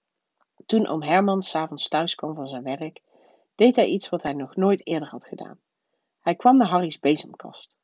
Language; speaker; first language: Dutch; native; Dutch